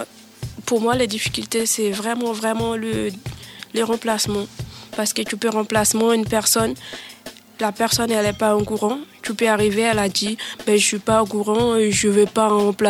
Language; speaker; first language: French; non-native, learner; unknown